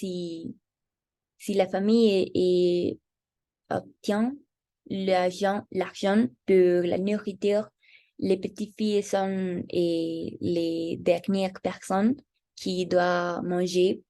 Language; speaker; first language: French; non-native, learner; Spanish